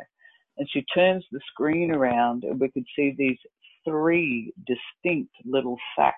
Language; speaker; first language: English; native; English